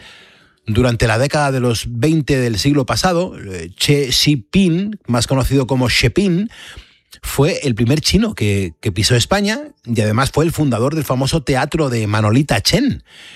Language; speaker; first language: Spanish; native; Spanish